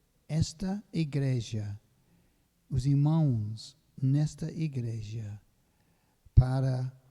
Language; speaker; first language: Portuguese; non-native, fluent; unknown